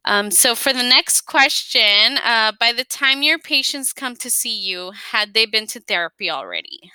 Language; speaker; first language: English; early bilingual, other home language; Spanish